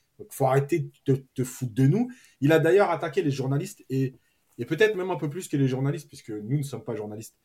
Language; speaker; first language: French; native; French